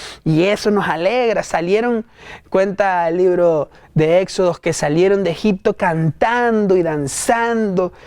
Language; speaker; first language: Spanish; native; Spanish